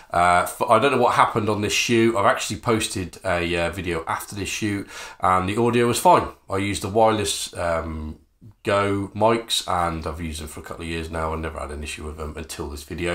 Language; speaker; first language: English; native; English